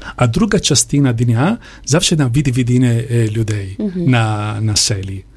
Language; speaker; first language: Ukrainian; non-native, learner; Italian